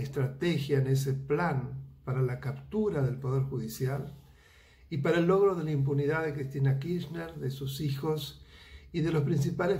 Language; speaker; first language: Spanish; native; Spanish